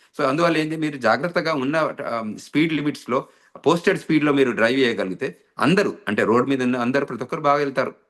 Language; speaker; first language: Telugu; native; Telugu